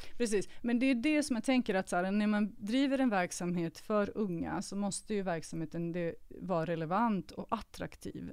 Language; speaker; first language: Swedish; early bilingual, other home language; Serbian